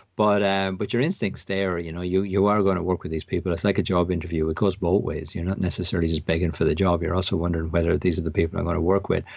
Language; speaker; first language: English; native; English